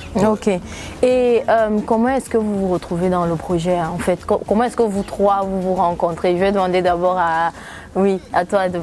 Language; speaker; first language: French; native; French